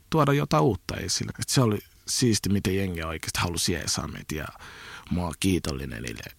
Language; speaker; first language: Finnish; early bilingual, other home language; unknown